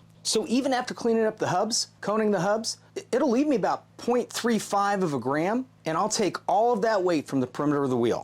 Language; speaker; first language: English; native; English